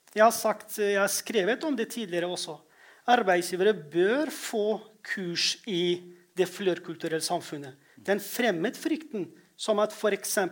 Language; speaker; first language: Norwegian; non-native, fluent; Kurdish